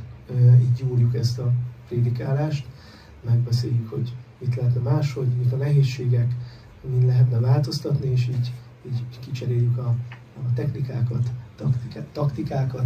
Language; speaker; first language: Hungarian; native; Hungarian